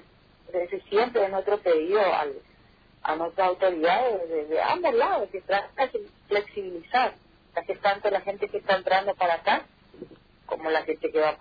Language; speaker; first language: Spanish; native; Spanish